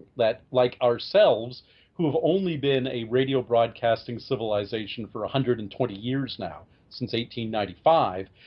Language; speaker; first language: English; native; English